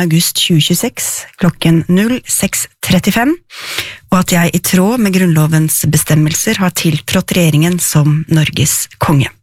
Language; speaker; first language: Norwegian; native; Norwegian